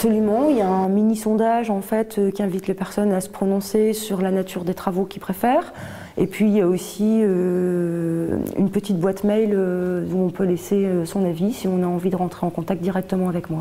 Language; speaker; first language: French; native; French